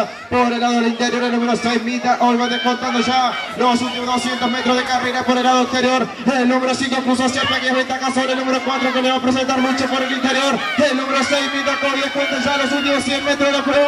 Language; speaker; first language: Spanish; native; Spanish